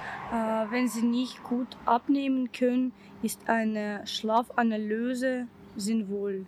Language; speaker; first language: German; non-native, fluent; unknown